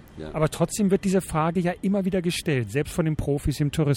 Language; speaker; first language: German; native; German